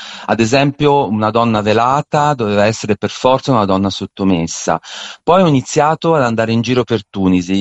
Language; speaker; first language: Italian; native; Italian